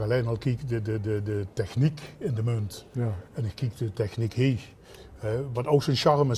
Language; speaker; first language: Dutch; native; Dutch